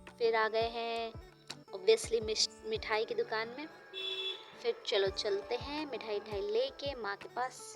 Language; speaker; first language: Hindi; non-native, local second language; Bangla